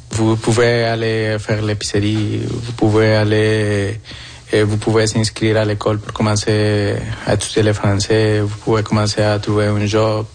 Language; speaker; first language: French; non-native, fluent; Spanish